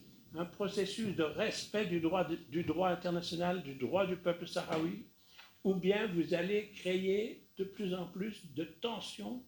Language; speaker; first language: French; native; French